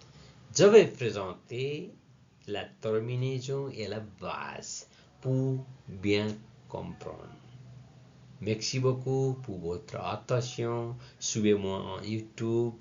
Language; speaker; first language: French; non-native, learner; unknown